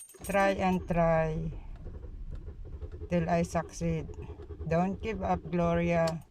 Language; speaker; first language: English; non-native, local second language; Filipino